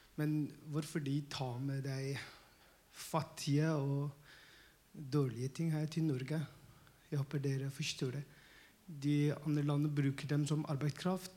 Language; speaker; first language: Norwegian; non-native, learner; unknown